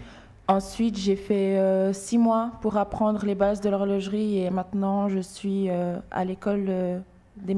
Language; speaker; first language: French; early bilingual, other home language; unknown